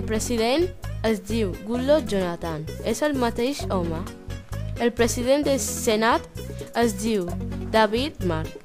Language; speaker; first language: Catalan; non-native, learner; Bini